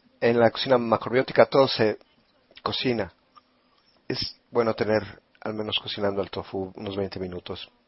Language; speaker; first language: Spanish; non-native, fluent; Italian